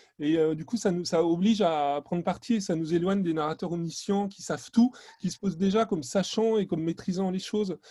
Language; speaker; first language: French; native; French